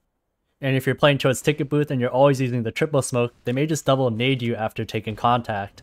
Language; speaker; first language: English; native; English